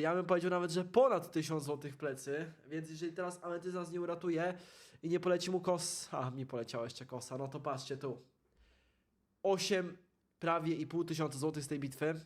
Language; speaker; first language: Polish; native; Polish